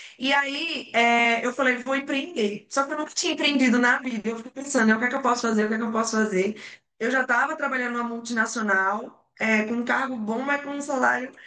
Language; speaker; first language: Portuguese; native; Portuguese